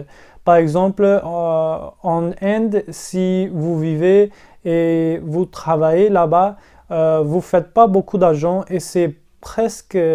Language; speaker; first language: French; non-native, local second language; English